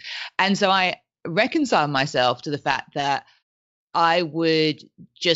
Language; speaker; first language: English; non-native, local second language; French